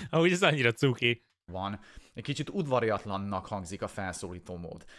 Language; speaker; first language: Hungarian; non-native, fluent; English